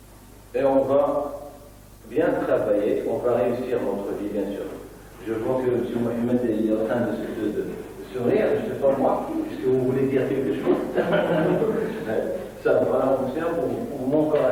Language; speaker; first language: French; non-native, local second language; Arabic